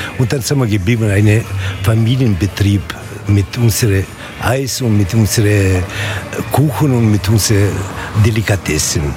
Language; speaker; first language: German; non-native, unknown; Italian